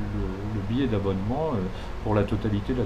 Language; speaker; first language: French; native; French